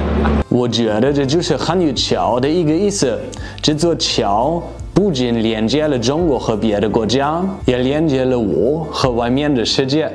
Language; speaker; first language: Chinese; non-native, fluent; German